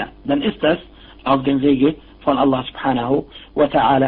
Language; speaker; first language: German; non-native, fluent; Arabic